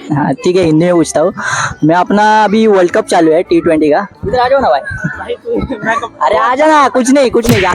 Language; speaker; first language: Hindi; non-native, local second language; Marathi